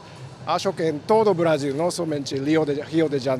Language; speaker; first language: Portuguese; non-native, learner; Japanese